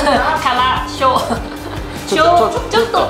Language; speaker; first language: Japanese; non-native, learner; Chinese